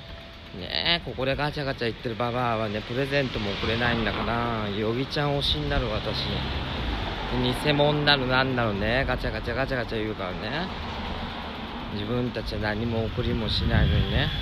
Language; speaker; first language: Japanese; native; Japanese